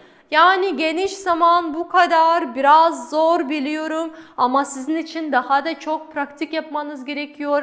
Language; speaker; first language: Turkish; non-native, fluent; Kazakh